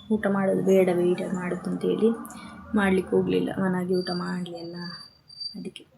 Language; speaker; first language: Kannada; non-native, local second language; Tulu